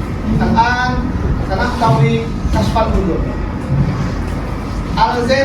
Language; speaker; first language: Arabic; non-native, fluent; Indonesian